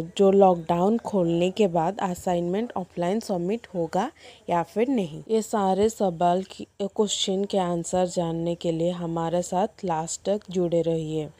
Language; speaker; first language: Hindi; non-native, local second language; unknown